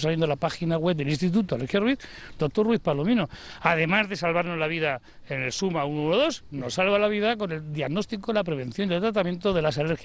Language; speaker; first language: Spanish; native; Spanish